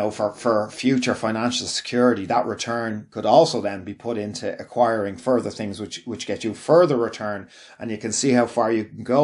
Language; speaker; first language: English; native; English